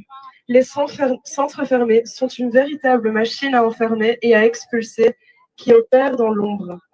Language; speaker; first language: French; native; French